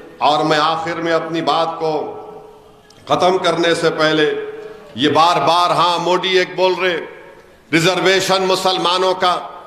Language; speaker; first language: Urdu; native; Urdu